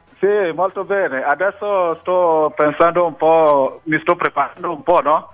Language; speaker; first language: Italian; non-native, fluent; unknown